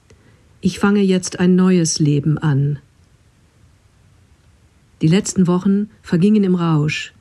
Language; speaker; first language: German; non-native, fluent; English